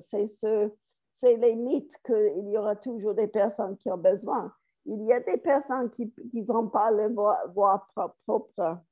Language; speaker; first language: French; non-native, fluent; English